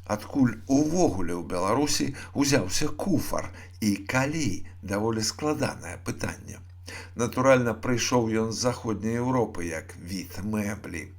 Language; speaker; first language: Belarusian; native; Belarusian